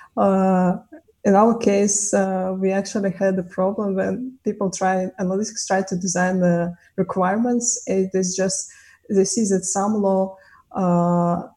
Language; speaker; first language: English; non-native, fluent; Russian